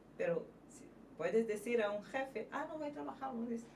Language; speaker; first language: Spanish; non-native, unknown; Portuguese